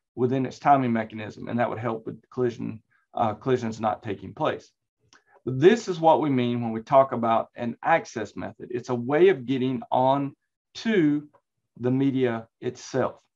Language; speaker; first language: English; native; English